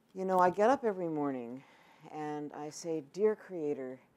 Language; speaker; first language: English; native; English